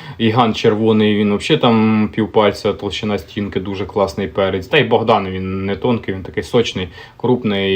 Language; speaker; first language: Ukrainian; native; Ukrainian